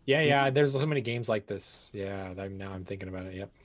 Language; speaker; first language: English; native; English